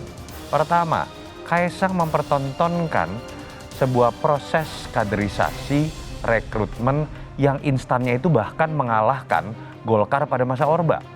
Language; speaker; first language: Indonesian; native; Indonesian